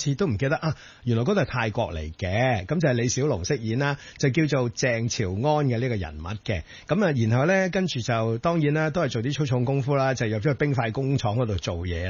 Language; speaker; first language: Cantonese; native; Cantonese